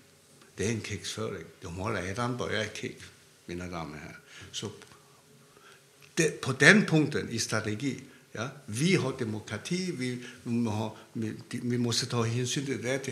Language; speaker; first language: Swedish; non-native, fluent; Cantonese